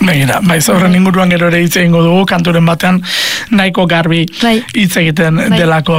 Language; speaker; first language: Basque; native; Basque